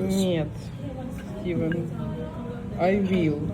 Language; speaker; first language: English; non-native, learner; Ukrainian